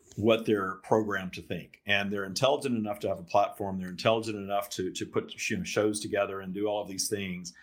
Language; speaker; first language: English; native; English